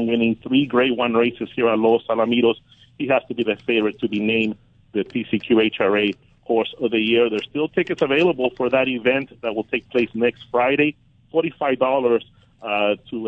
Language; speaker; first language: English; native; English